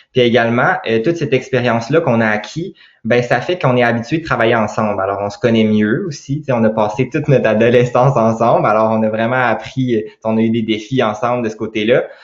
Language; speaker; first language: French; native; French